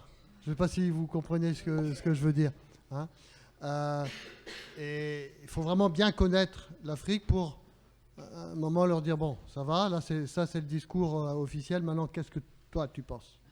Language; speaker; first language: French; native; French